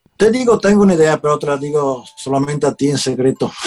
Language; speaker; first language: Spanish; non-native, fluent; Italian